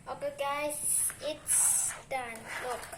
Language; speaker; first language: English; non-native, learner; Indonesian